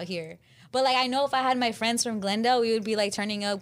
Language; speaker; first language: English; early bilingual, other home language; Spanish